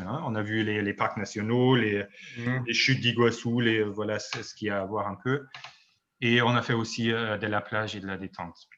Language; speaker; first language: French; non-native, fluent; German